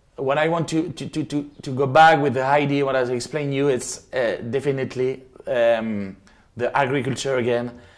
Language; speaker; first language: English; non-native, fluent; French